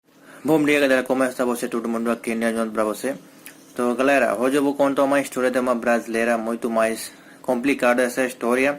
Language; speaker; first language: Portuguese; non-native, learner; Hindi